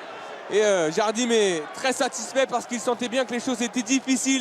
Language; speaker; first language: French; native; French